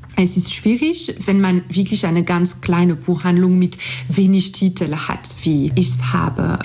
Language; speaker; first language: German; non-native, fluent; French